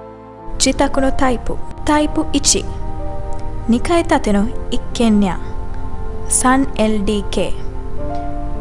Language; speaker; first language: Japanese; non-native, learner; Sinhala